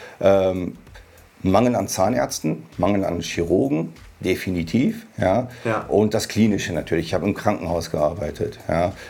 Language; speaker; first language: German; native; German